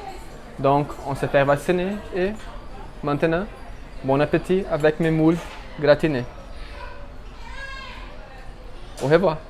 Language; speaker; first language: French; non-native, learner; Portuguese